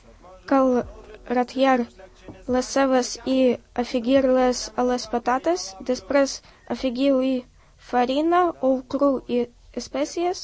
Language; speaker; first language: Catalan; non-native, learner; Russian